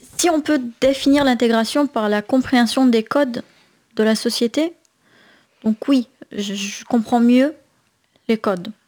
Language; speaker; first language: French; non-native, fluent; Arabic